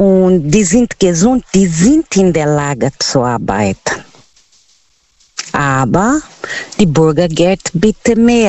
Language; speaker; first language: German; non-native, learner; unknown